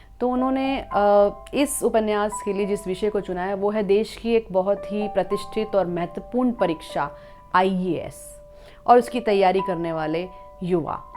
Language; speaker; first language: Hindi; non-native, local second language; Punjabi